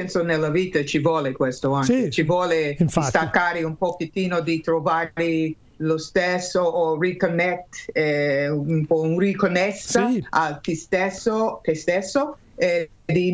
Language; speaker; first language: Italian; non-native, learner; English